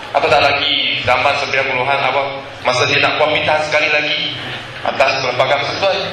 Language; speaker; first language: Malay; non-native, local second language; Chinese